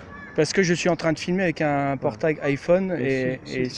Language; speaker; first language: French; native; French